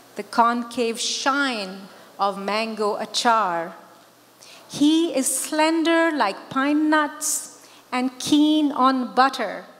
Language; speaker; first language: English; non-native, local second language; Urdu